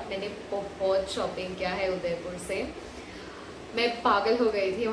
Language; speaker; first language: Hindi; non-native, local second language; Bangla